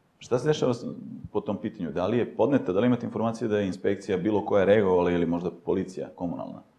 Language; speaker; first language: Serbian; native; Serbian